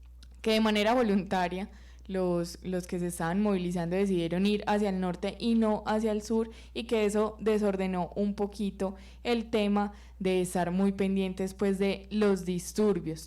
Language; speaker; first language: Spanish; native; Spanish